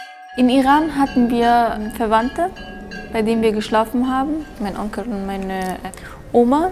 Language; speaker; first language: German; early bilingual, other home language; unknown